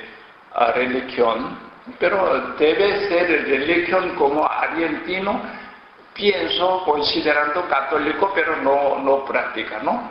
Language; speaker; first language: Spanish; non-native, learner; Korean